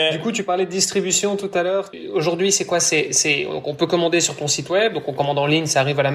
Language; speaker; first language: French; native; French